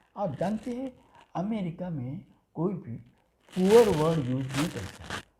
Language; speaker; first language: Hindi; non-native, local second language; Gujarati